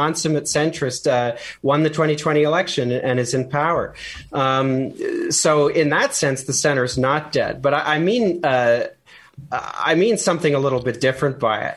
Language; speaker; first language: English; native; English